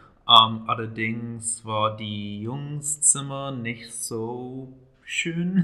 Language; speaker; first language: German; non-native, fluent; English